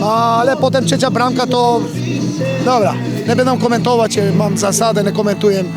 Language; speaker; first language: Polish; non-native, fluent; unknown